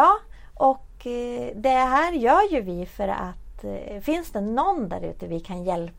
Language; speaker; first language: Swedish; native; Swedish